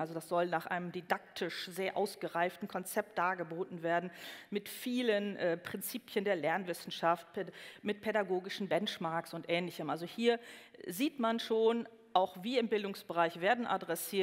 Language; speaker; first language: German; native; German